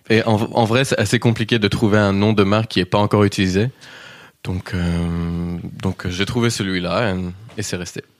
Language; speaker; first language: French; early bilingual, heritage; French